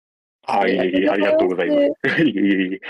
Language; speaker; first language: Japanese; native; Japanese